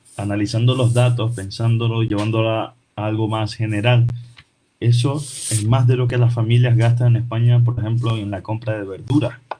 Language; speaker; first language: Spanish; early bilingual, other home language; Portuguese